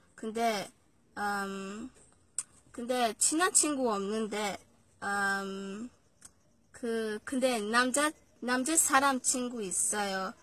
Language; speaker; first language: Korean; non-native, learner; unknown